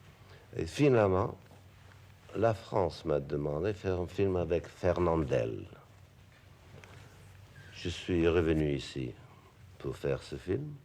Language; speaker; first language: French; non-native, fluent; English